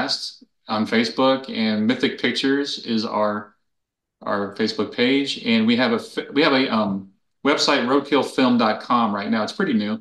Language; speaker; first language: English; native; English